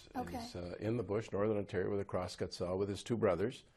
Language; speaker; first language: English; native; English